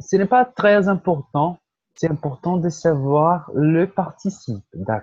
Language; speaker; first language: French; non-native, fluent; Portuguese